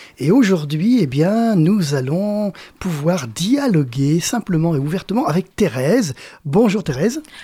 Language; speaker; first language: French; native; French